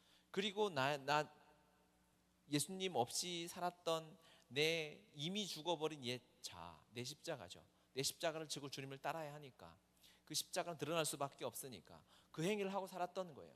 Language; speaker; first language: Korean; native; Korean